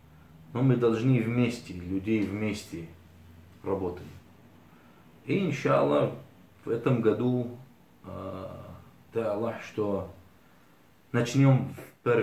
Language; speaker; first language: Russian; early bilingual, heritage; Arabic